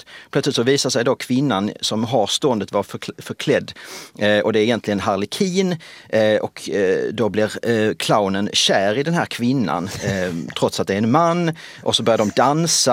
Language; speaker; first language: Swedish; native; Swedish